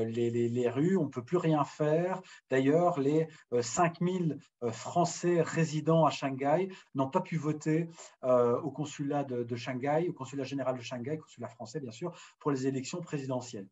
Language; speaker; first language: French; native; French